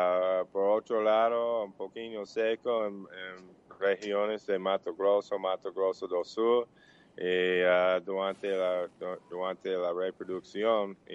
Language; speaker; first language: Portuguese; non-native, learner; English